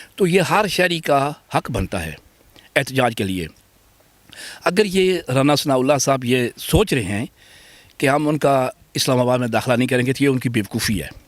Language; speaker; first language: Urdu; native; Urdu